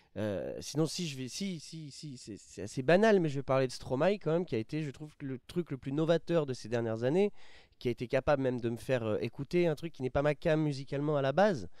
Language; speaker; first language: French; native; French